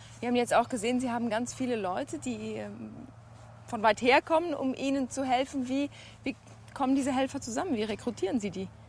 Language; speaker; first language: German; native; German